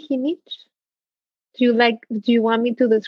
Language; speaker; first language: English; non-native, fluent; Spanish